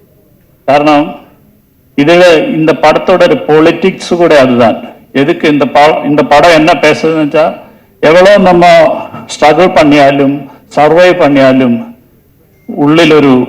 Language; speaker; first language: Tamil; non-native, learner; Malayalam